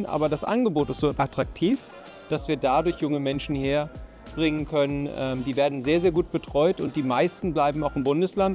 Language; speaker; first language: German; native; German